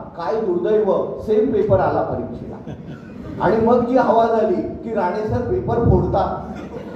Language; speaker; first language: Marathi; native; Marathi